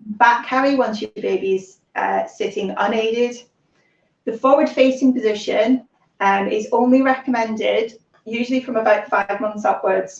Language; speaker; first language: English; native; English